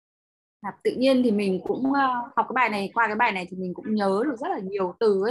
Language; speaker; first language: Vietnamese; native; Vietnamese